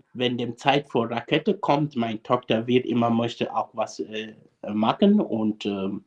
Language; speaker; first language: German; non-native, fluent; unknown